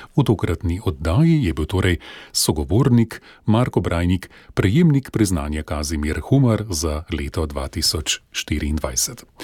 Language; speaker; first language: Slovenian; native; Slovenian